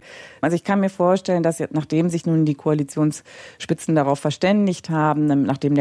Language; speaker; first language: German; native; German